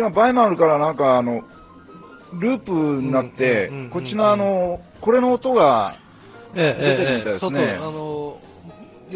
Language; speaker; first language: Japanese; native; Japanese